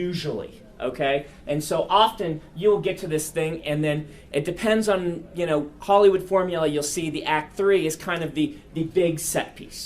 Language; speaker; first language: English; native; English